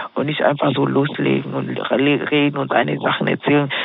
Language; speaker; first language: German; non-native, fluent; Swahili